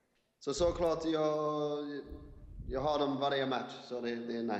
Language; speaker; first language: Swedish; non-native, fluent; English